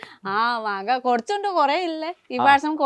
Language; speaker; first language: Malayalam; non-native, fluent; Nepali